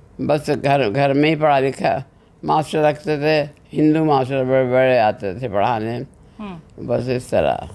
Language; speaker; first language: Urdu; native; Urdu